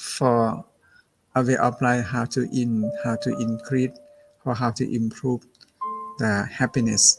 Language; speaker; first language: English; non-native, learner; Thai